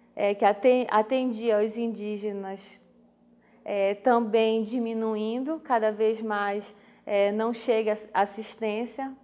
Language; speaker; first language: Portuguese; native; Portuguese